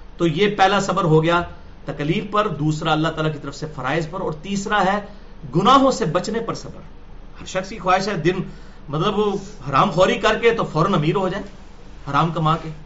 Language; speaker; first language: Urdu; non-native, local second language; Punjabi